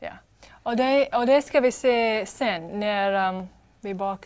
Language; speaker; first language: Swedish; non-native, fluent; English